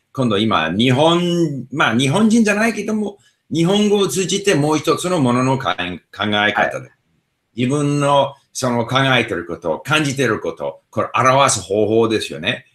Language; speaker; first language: Japanese; non-native, fluent; English